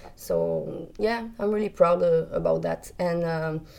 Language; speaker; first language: English; non-native, learner; French